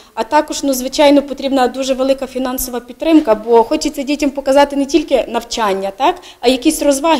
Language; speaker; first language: Ukrainian; native; Ukrainian